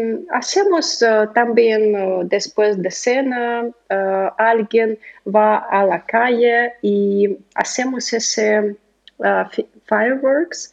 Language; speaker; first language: Spanish; non-native, learner; Russian